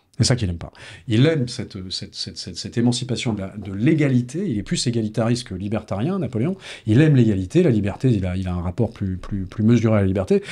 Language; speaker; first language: French; native; French